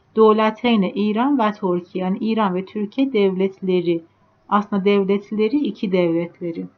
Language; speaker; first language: Turkish; non-native, fluent; Persian